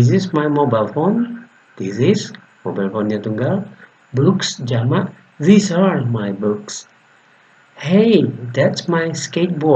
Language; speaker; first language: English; non-native, fluent; Indonesian